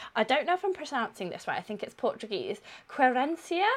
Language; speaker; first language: English; native; English